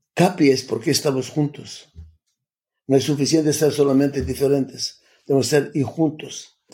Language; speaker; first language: Spanish; non-native, fluent; Macedonian